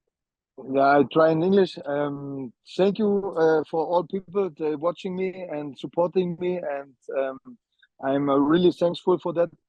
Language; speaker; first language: English; non-native, learner; German